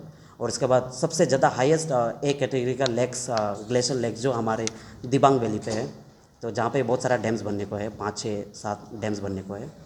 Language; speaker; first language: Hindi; non-native, local second language; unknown